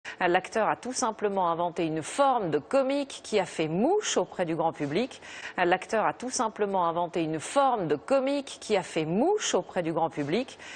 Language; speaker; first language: French; native; French